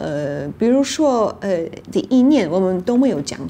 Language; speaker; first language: Chinese; non-native, fluent; Polish